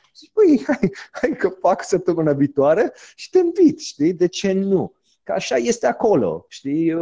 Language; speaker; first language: Romanian; early bilingual, heritage; Romanian